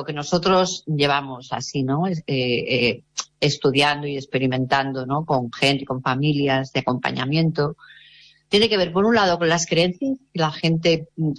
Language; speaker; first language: Spanish; native; Spanish